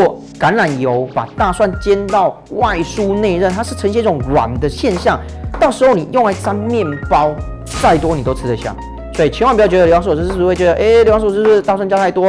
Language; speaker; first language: Chinese; native; Chinese